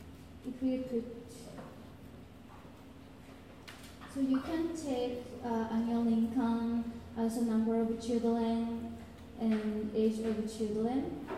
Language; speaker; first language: English; non-native, learner; Japanese